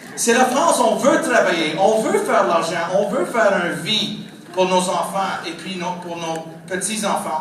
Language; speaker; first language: French; non-native, fluent; English